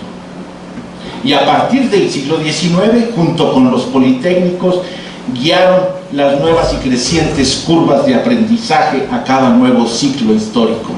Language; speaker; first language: Spanish; native; Spanish